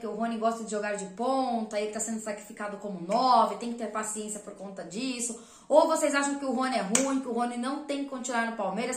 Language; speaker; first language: Portuguese; native; Portuguese